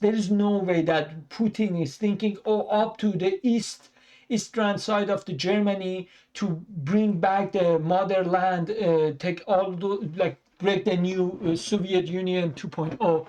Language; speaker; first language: English; non-native, fluent; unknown